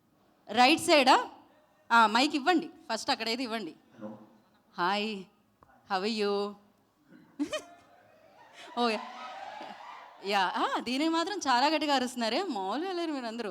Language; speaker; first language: Telugu; native; Telugu